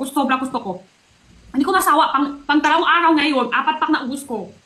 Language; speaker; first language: Filipino; non-native, learner; Chinese